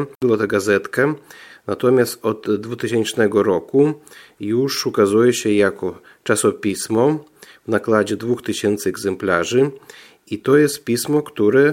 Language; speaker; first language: Polish; non-native, fluent; Russian